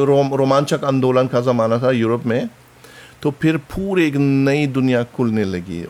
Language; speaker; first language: Hindi; non-native, fluent; German